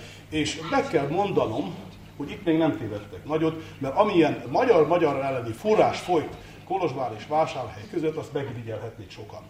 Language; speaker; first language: Hungarian; native; Hungarian